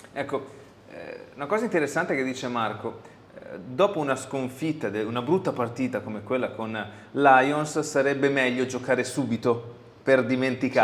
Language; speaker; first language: Italian; native; Italian